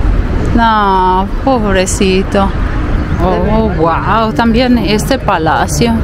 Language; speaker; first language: Spanish; non-native, fluent; Italian